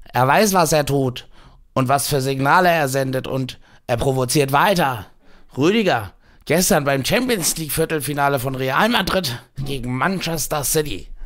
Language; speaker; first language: German; early bilingual, other home language; Turkish